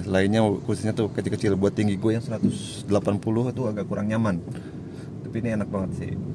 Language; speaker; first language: Indonesian; native; Indonesian